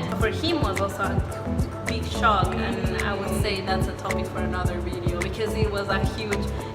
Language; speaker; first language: English; non-native, fluent; Spanish